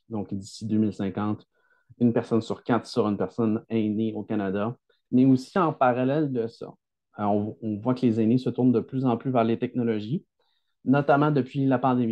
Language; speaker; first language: French; native; French